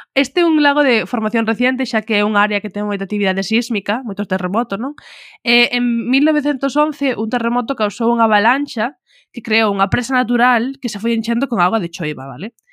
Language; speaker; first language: Galician; non-native, local second language; Spanish